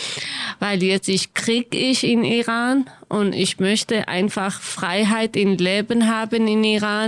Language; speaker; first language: German; non-native, learner; Kurdish